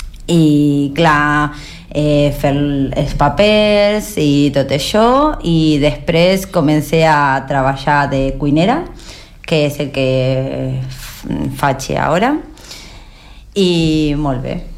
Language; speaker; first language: Catalan; non-native, learner; Spanish